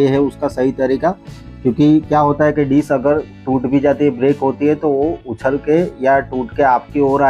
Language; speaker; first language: Hindi; native; Hindi